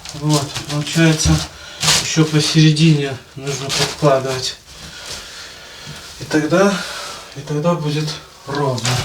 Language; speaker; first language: Russian; native; Russian